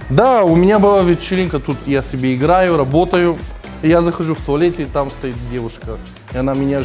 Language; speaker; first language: Russian; non-native, learner; Bulgarian